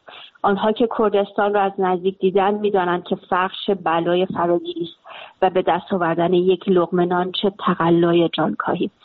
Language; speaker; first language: Persian; native; Persian